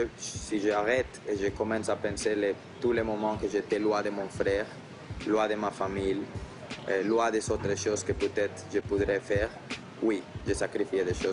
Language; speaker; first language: French; non-native, fluent; Spanish